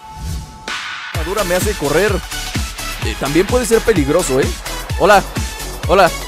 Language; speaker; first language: Spanish; native; Spanish